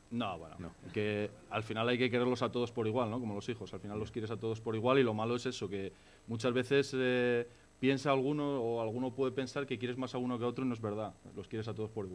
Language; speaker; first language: Spanish; native; Spanish